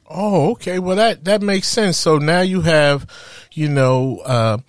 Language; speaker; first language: English; native; English